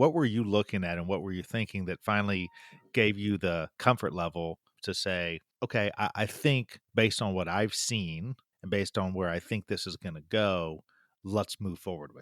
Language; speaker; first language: English; native; English